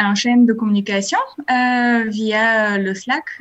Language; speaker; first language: French; non-native, fluent; Bulgarian